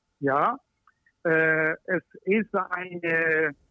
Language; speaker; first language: German; non-native, learner; Persian